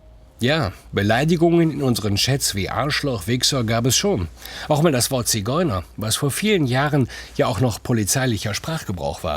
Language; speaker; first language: German; native; German